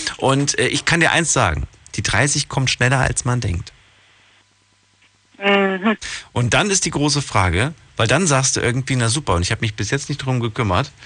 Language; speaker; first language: German; native; German